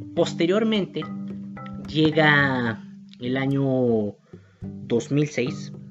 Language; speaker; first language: Spanish; native; Spanish